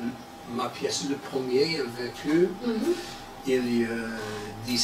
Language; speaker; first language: French; non-native, learner; English